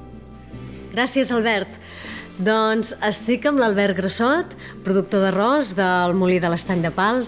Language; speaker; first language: Catalan; native; Catalan